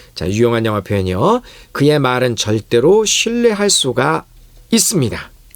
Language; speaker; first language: Korean; native; Korean